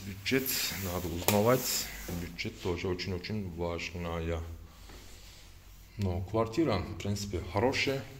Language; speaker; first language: Russian; non-native, learner; Turkish